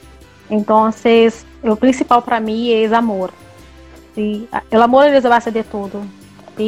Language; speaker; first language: Spanish; non-native, learner; Portuguese